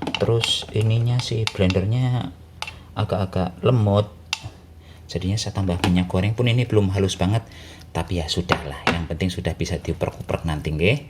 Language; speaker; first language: Indonesian; non-native, local second language; Javanese